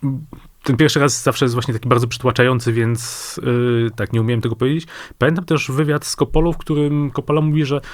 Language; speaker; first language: Polish; native; Polish